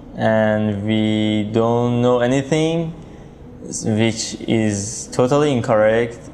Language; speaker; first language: English; non-native, fluent; Persian